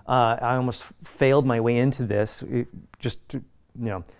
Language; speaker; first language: English; native; English